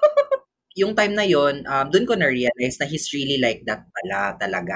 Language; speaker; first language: English; non-native, local second language; Cebuano